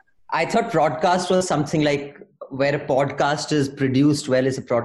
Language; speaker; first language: English; non-native, local second language; Hindi